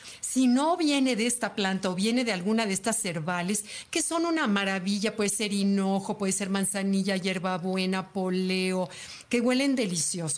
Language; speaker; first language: Spanish; native; Spanish